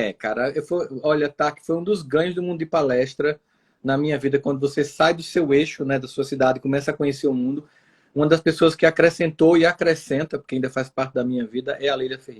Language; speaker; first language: Portuguese; native; Portuguese